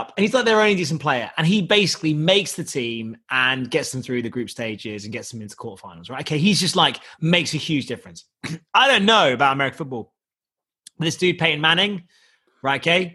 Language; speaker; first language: English; native; English